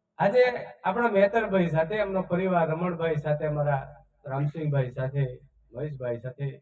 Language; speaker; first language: Gujarati; non-native, local second language; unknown